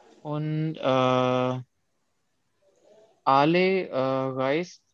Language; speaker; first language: German; non-native, learner; Urdu